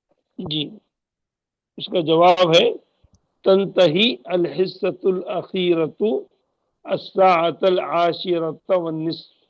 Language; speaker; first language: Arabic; non-native, fluent; Urdu